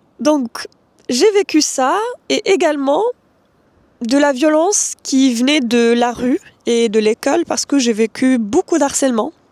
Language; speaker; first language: French; non-native, local second language; Arabic